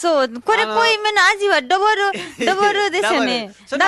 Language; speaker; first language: Japanese; non-native, learner; Nepali